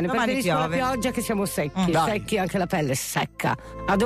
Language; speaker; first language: Italian; native; Italian